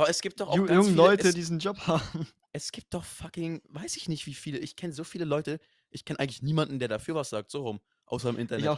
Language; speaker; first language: German; native; German